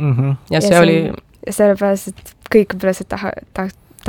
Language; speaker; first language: Estonian; non-native, local second language; Russian